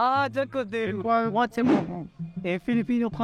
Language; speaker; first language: French; non-native, learner; Filipino